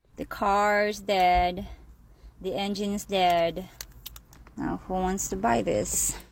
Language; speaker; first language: English; early bilingual, other home language; Kinyarwanda